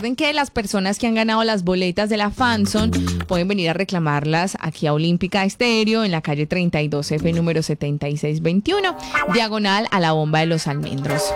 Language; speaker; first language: Spanish; native; Spanish